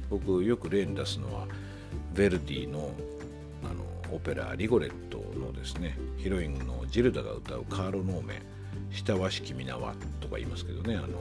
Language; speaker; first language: Japanese; native; Japanese